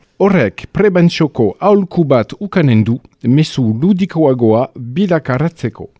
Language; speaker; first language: Basque; non-native, learner; French